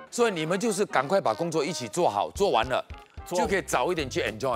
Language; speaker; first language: Chinese; native; Chinese